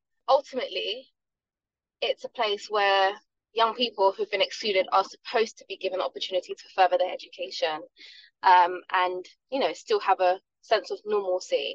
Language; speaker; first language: English; native; English